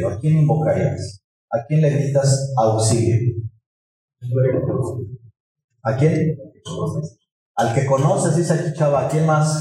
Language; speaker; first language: Spanish; native; Spanish